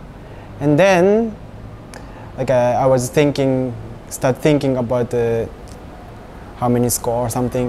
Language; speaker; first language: English; non-native, learner; Japanese